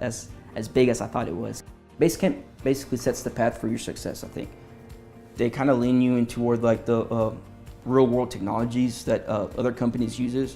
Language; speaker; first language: English; early bilingual, other home language; Spanish